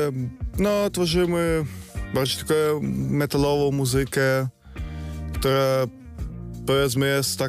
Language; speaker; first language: Polish; non-native, fluent; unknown